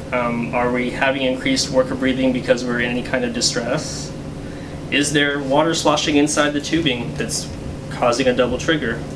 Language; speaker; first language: English; native; English